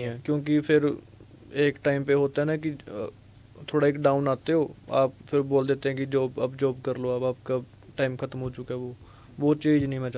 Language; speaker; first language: Hindi; non-native, local second language; Punjabi